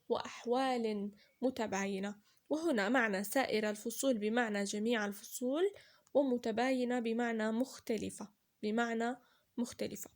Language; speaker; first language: Arabic; native; Arabic